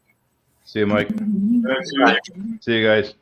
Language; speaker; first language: English; native; English